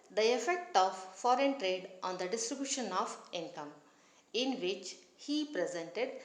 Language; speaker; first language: English; non-native, local second language; Kannada